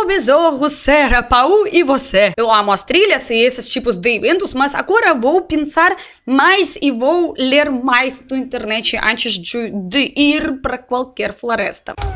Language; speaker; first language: Portuguese; non-native, learner; Russian